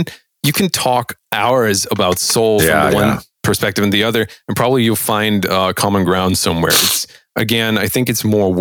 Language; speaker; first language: English; non-native, fluent; German